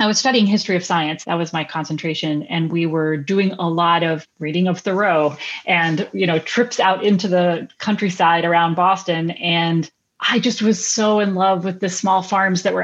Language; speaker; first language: English; native; English